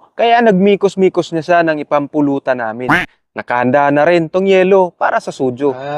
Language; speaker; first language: Filipino; non-native, local second language; Cebuano